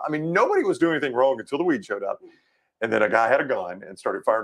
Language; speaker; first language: English; native; English